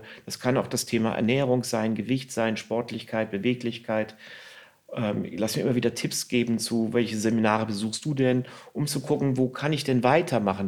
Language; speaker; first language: German; native; German